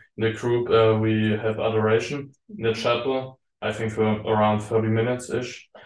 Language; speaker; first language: English; non-native, learner; German